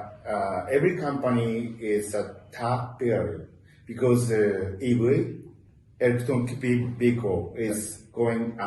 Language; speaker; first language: English; non-native, learner; Japanese